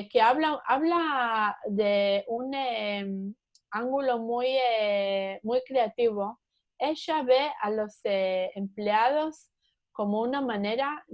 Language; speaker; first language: Spanish; early bilingual, heritage; Spanish